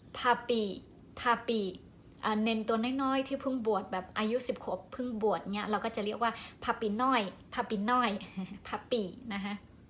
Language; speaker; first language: Thai; non-native, local second language; Shan